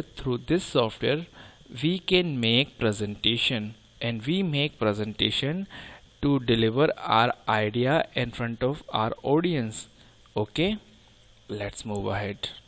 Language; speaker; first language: English; non-native, local second language; Hindi